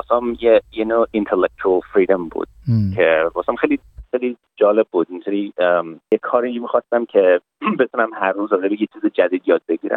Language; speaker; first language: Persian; early bilingual, heritage; Persian